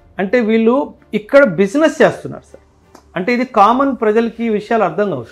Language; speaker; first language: Telugu; non-native, local second language; Punjabi